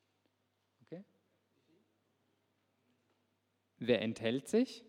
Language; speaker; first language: German; native; German